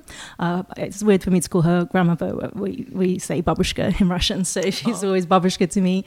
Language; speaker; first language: English; non-native, local second language; Russian